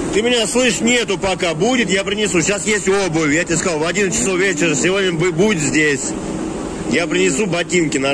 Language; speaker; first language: Russian; native; Russian